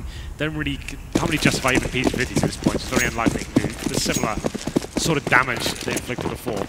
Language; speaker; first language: English; native; English